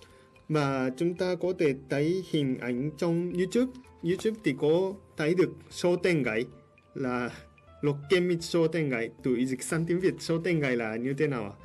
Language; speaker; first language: Vietnamese; non-native, fluent; Japanese